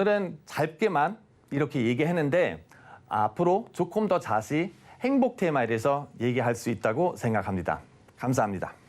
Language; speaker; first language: Korean; non-native, fluent; German